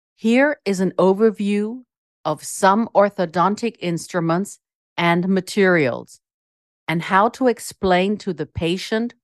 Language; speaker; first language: English; non-native, fluent; German